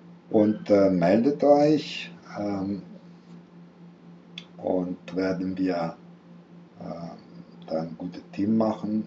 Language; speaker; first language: German; non-native, fluent; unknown